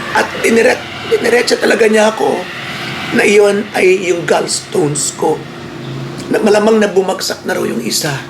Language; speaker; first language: Filipino; native; Filipino